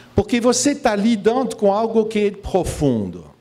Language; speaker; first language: Portuguese; non-native, fluent; French